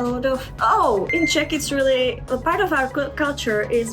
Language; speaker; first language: English; non-native, fluent; Czech